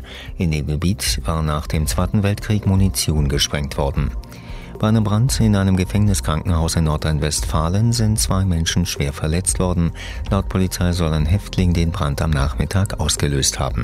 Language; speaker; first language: German; native; German